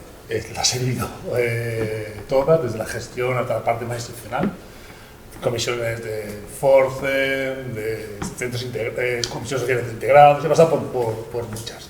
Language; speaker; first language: Spanish; native; Spanish